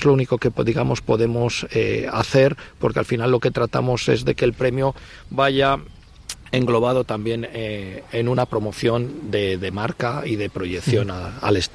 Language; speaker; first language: Spanish; native; Spanish